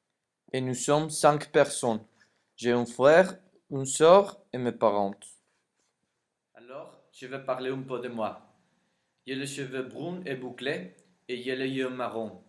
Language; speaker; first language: French; non-native, learner; Spanish